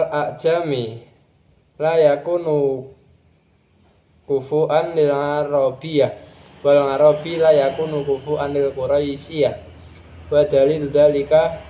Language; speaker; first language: Arabic; non-native, learner; Indonesian